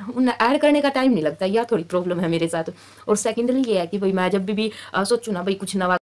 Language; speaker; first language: Hindi; native; Hindi